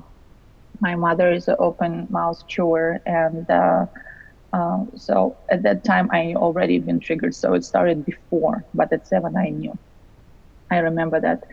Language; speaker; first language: English; non-native, fluent; Russian